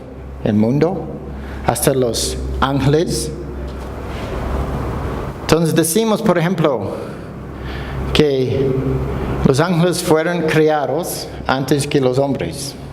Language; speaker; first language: Spanish; non-native, fluent; English